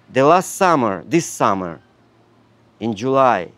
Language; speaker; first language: English; non-native, learner; Russian